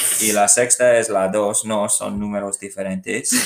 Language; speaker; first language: Spanish; non-native, learner; English